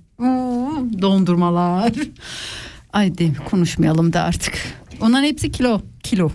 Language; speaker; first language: Turkish; early bilingual, other home language; Swiss German